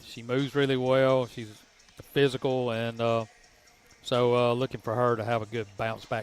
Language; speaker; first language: English; native; English